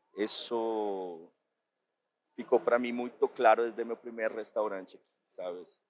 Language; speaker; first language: Portuguese; non-native, fluent; Spanish